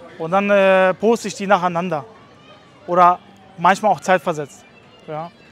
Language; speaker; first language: German; early bilingual, other home language; Russian